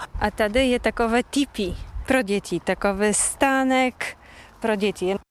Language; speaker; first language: Czech; non-native, fluent; Polish